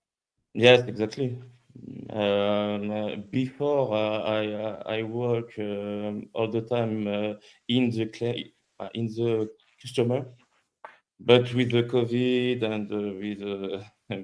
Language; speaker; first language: English; non-native, learner; French